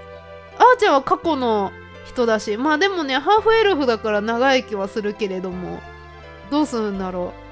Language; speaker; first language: Japanese; native; Japanese